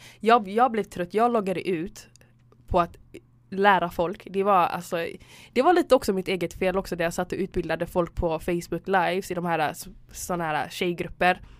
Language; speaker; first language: Swedish; early bilingual, other home language; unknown